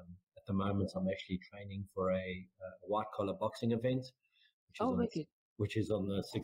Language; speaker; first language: English; native; English